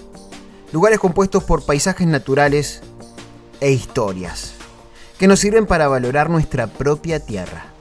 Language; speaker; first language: Spanish; native; Spanish